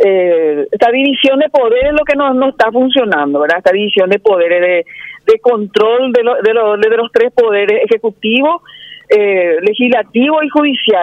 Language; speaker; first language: Spanish; native; Spanish